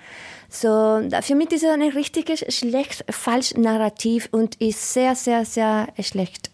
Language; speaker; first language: German; non-native, learner; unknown